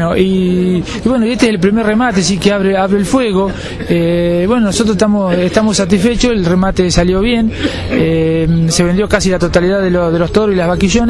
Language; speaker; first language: Spanish; native; Spanish